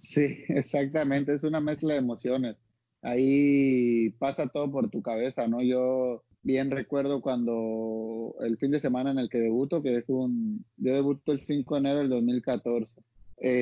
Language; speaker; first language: Spanish; native; Spanish